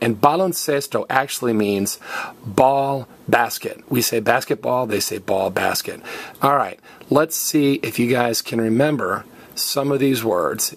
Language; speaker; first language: English; native; English